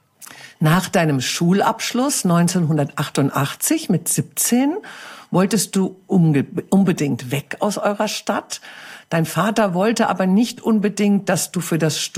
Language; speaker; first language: German; native; German